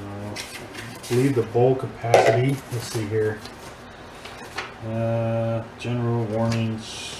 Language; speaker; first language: English; native; English